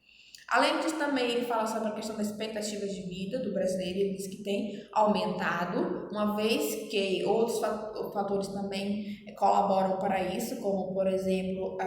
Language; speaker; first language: Portuguese; native; Portuguese